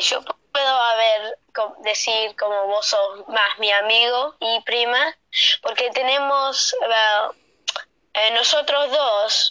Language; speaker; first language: Spanish; early bilingual, heritage; Spanish